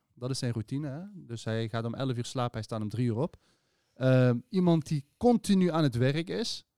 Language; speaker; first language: Dutch; early bilingual, other home language; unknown